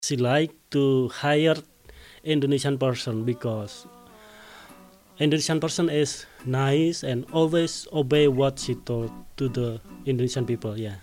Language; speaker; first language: English; non-native, learner; Indonesian